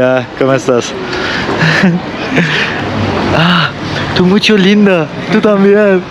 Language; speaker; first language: Spanish; non-native, learner; Turkish